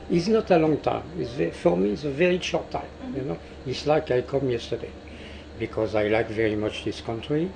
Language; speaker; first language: English; non-native, learner; French